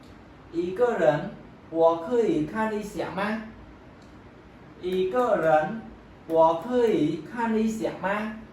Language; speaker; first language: Chinese; non-native, fluent; Khmer